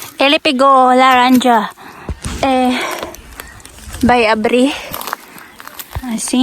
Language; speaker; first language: Portuguese; non-native, learner; Filipino